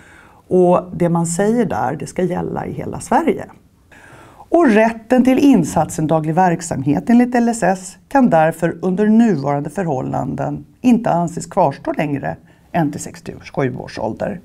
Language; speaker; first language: Swedish; native; Swedish